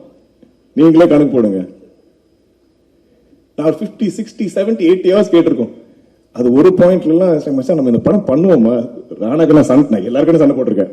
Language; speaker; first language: Tamil; non-native, local second language; Malayalam